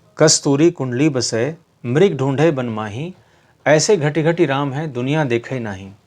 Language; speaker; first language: Hindi; native; Hindi